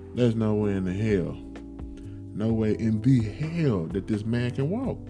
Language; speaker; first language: English; native; English